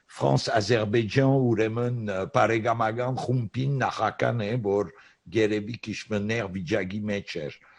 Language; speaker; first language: Armenian; early bilingual, heritage; Armenian